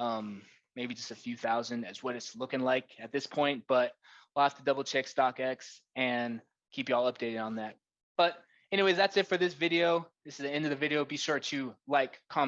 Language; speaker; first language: English; native; English